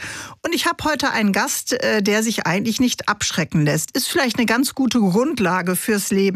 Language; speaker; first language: German; native; German